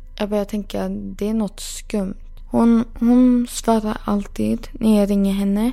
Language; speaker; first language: Swedish; early bilingual, other home language; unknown